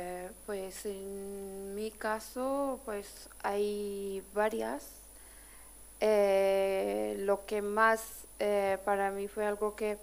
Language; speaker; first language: Spanish; non-native, fluent; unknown